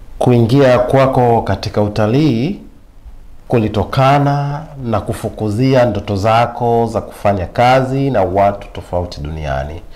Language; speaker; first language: Swahili; native; Swahili